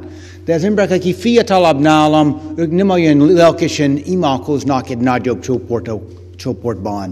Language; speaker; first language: Hungarian; non-native, fluent; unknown